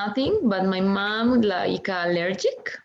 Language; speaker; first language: English; non-native, learner; Spanish